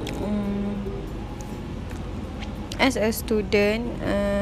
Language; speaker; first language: English; non-native, learner; Malay